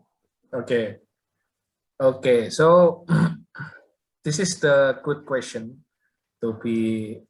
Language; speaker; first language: English; non-native, learner; Indonesian